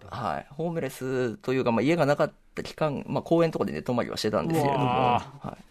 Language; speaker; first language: Japanese; native; Japanese